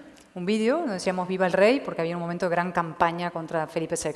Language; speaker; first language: Spanish; native; Spanish